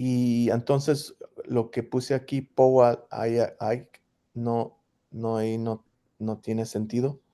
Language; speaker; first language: Spanish; early bilingual, heritage; English